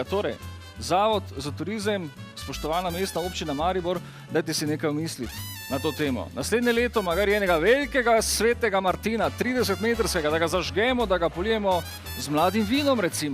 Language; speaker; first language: Slovenian; native; Slovenian